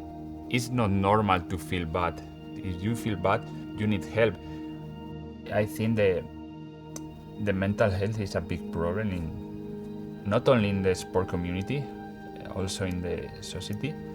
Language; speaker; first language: English; non-native, fluent; Spanish